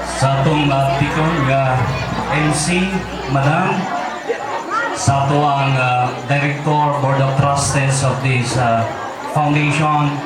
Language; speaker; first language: Cebuano; non-native, local second language; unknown